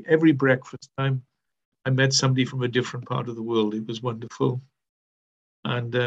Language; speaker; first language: English; native; English